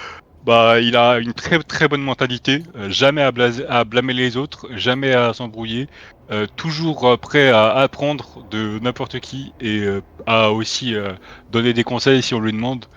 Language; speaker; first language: French; native; French